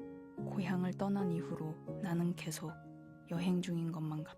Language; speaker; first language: Korean; native; Korean